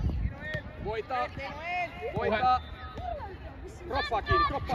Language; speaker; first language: Finnish; native; Finnish